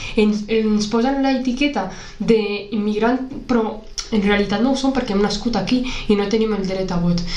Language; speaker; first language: Catalan; early bilingual, other home language; Arabic